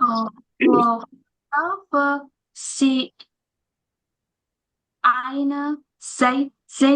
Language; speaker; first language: German; non-native, learner; Indonesian